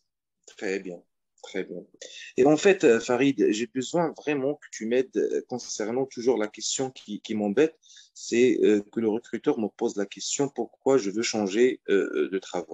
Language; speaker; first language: French; non-native, fluent; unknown